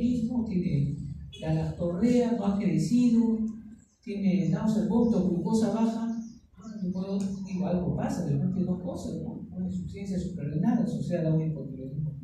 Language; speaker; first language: Spanish; native; Spanish